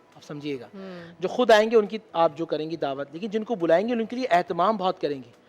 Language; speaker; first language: Urdu; native; Urdu